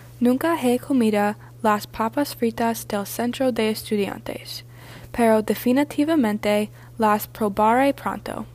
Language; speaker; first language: Spanish; non-native, learner; English